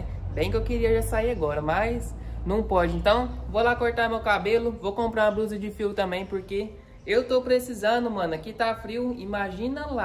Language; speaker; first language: Portuguese; native; Portuguese